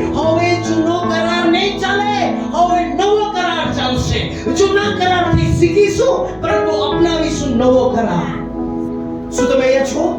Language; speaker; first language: Gujarati; non-native, local second language; Gamit